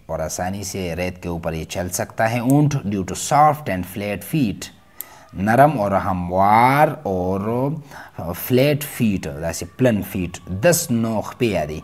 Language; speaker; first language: Urdu; non-native, local second language; Pashto